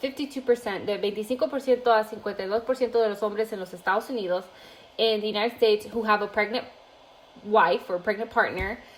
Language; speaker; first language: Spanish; early bilingual, heritage; Spanish